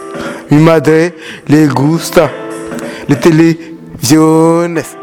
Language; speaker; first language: Spanish; non-native, learner; French